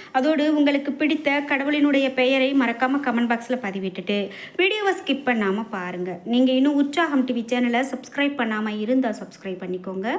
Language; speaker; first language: Tamil; native; Tamil